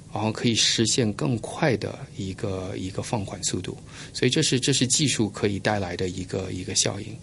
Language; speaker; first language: Chinese; early bilingual, heritage; Chinese